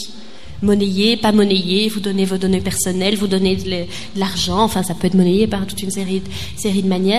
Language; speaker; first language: French; native; French